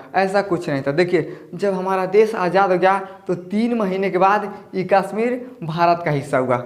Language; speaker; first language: Hindi; native; Hindi